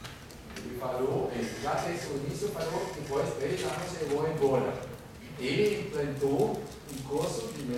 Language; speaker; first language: Portuguese; non-native, fluent; German